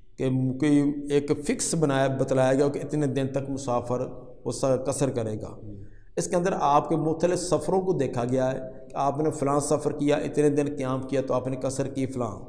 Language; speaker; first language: Urdu; non-native, local second language; Punjabi